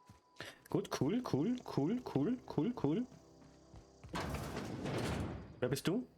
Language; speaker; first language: German; native; German